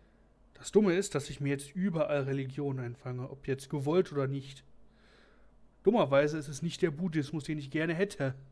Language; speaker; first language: German; native; German